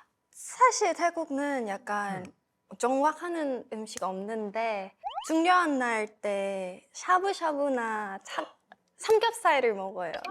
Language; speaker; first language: Korean; non-native, learner; Thai